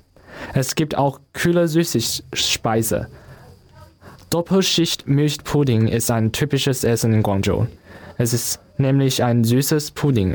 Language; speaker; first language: German; non-native, learner; Chinese